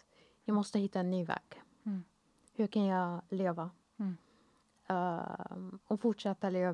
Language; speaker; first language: Swedish; non-native, fluent; Arabic